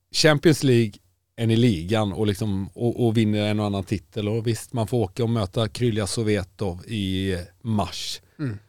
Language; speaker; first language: Swedish; native; Swedish